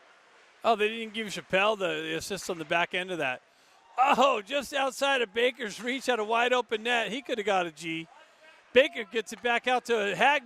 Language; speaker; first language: English; native; English